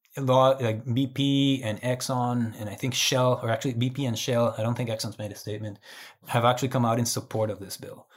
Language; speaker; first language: English; non-native, fluent; Spanish